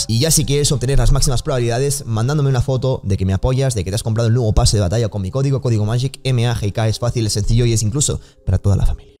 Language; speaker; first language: Spanish; native; Spanish